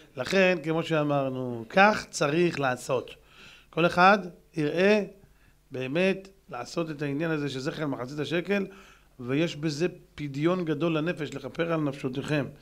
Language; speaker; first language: Hebrew; native; Hebrew